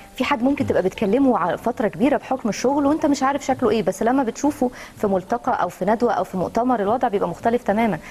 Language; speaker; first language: Arabic; native; Arabic